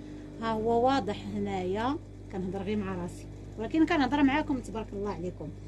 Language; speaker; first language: Arabic; native; Arabic